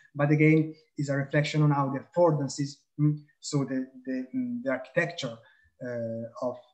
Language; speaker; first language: English; non-native, fluent; Italian